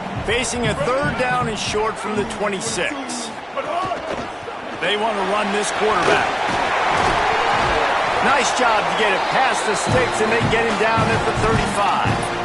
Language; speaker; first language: English; native; English